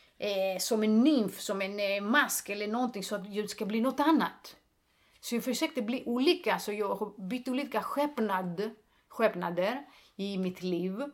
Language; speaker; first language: Swedish; non-native, fluent; Greek